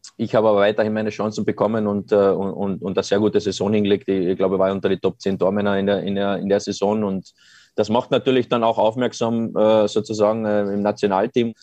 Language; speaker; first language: German; native; German